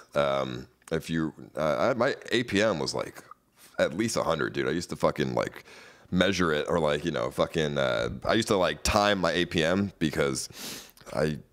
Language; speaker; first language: English; native; English